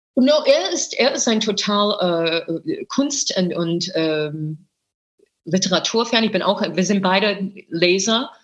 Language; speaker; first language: German; non-native, fluent; English